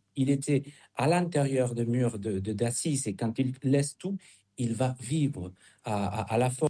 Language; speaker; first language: French; non-native, fluent; Spanish